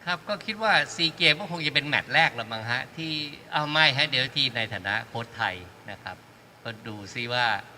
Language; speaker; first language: Thai; native; Thai